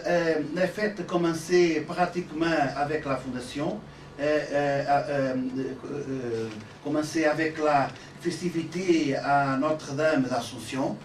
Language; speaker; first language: French; non-native, learner; Portuguese